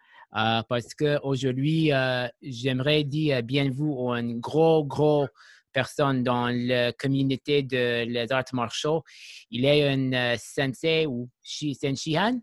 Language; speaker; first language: French; non-native, learner; English